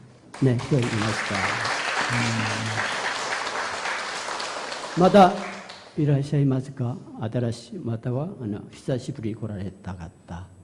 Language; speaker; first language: Japanese; non-native, fluent; Korean